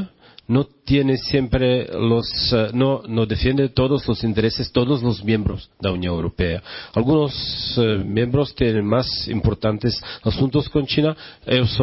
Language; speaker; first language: Spanish; non-native, learner; Czech